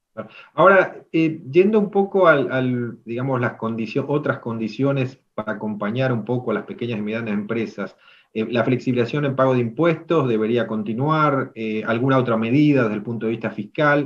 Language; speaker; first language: Spanish; native; Spanish